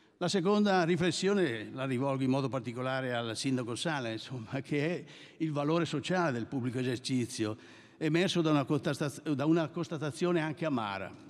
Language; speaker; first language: Italian; native; Italian